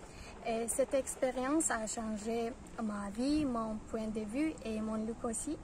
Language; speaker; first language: French; non-native, fluent; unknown